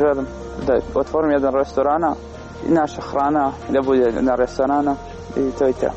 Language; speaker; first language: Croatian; non-native, learner; Arabic